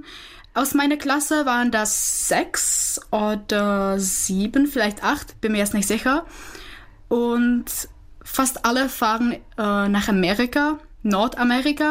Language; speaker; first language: German; non-native, fluent; Czech